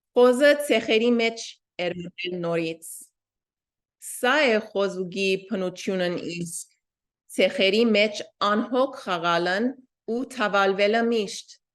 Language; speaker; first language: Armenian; early bilingual, heritage; Armenian